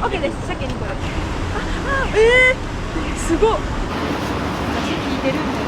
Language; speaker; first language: Japanese; native; Japanese